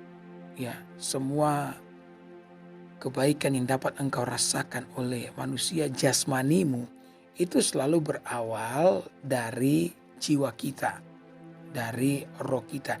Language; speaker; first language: Indonesian; native; Indonesian